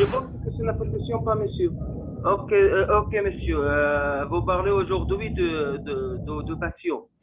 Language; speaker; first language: French; non-native, fluent; Arabic